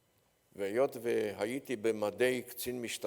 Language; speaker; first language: Hebrew; non-native, fluent; Polish